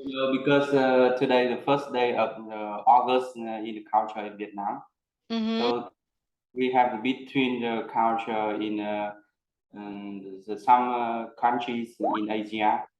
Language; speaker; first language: English; non-native, learner; Vietnamese